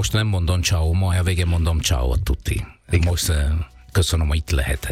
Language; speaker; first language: Hungarian; non-native, learner; Italian